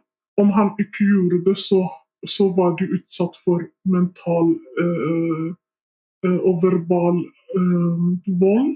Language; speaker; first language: Norwegian; non-native, fluent; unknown